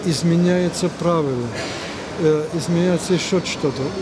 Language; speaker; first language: Russian; non-native, fluent; German